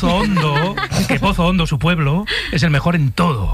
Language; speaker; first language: Spanish; native; Spanish